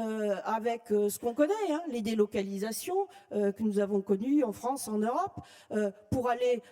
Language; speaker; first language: French; native; French